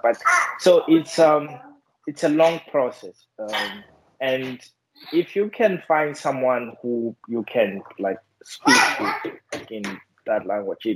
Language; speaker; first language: English; non-native, fluent; Portuguese